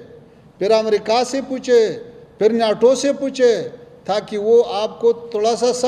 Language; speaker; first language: Hindi; non-native, learner; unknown